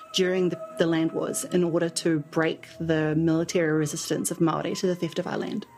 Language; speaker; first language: English; native; English